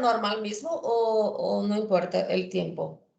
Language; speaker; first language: Spanish; non-native, learner; Portuguese